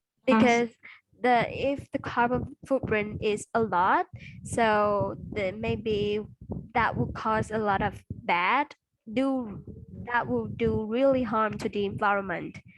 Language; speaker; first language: English; non-native, fluent; Vietnamese